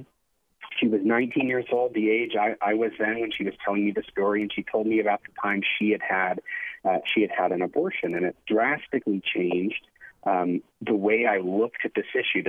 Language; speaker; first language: English; native; English